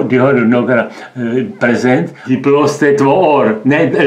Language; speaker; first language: Swedish; non-native, learner; Czech